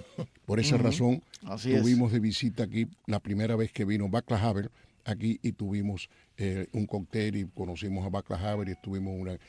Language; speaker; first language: Spanish; native; Spanish